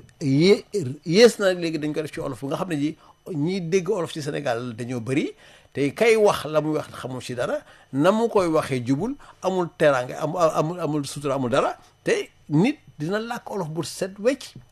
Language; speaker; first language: Wolof; non-native, local second language; Serer